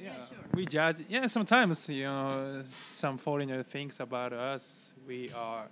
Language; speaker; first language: English; non-native, learner; Japanese